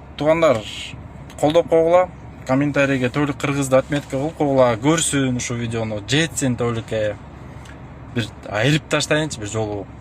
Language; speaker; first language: Kyrgyz; non-native, local second language; Russian